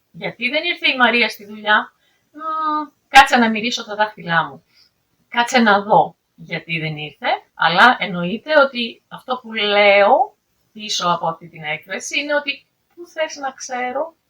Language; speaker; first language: Greek; native; Greek